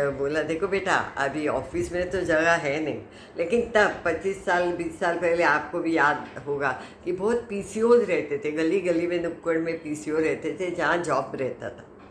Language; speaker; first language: Hindi; non-native, local second language; Marathi